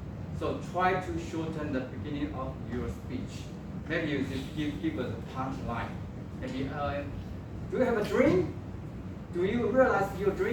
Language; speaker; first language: English; non-native, local second language; Chinese